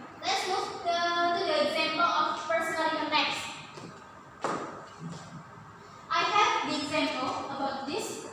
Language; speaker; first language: English; non-native, learner; Indonesian